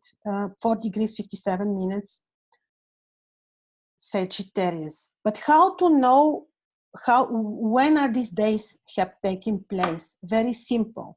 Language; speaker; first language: English; non-native, fluent; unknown